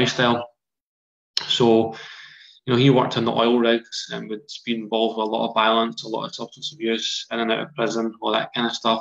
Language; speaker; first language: English; native; English